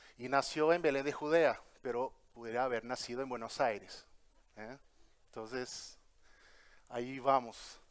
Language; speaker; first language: Spanish; early bilingual, heritage; Portuguese